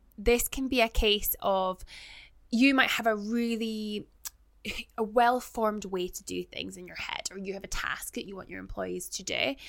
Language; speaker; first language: English; native; English